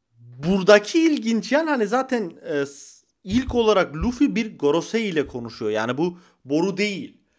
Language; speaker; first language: Turkish; early bilingual, heritage; Turkish